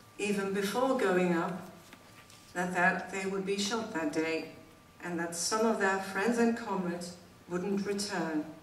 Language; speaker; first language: English; non-native, fluent; Dutch